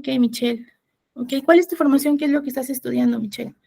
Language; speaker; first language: Spanish; native; Spanish